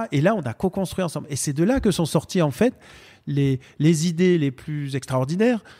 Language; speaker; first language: French; native; French